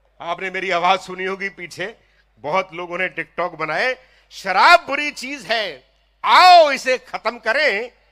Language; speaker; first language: Hindi; non-native, local second language; Punjabi